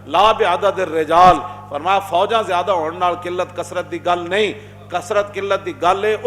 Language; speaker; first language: Urdu; non-native, local second language; Punjabi